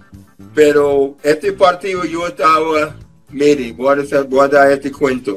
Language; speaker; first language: Spanish; non-native, fluent; English